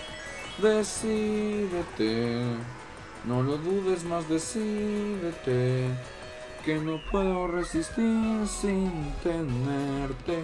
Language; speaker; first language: Spanish; native; Spanish